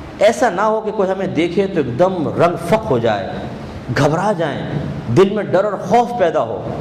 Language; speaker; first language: Urdu; native; Urdu